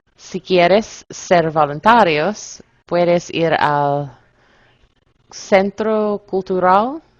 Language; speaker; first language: Spanish; non-native, learner; English